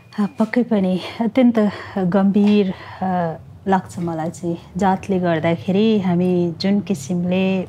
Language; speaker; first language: Nepali; non-native, local second language; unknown